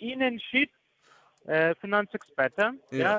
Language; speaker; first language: German; non-native, learner; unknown